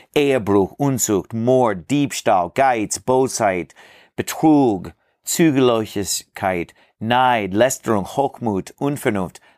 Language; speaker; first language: German; non-native, learner; English